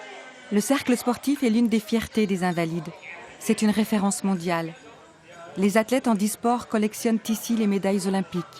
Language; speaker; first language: French; native; French